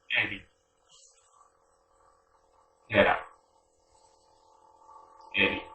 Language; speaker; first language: Portuguese; non-native, learner; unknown